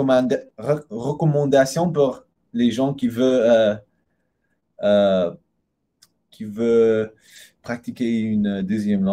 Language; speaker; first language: French; non-native, learner; English